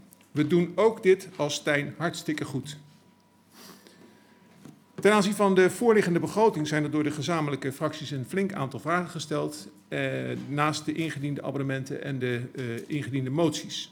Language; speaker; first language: Dutch; native; Dutch